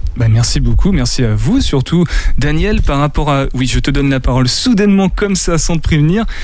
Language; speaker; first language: French; native; French